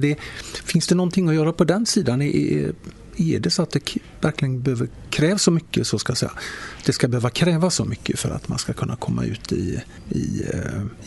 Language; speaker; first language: Swedish; native; Swedish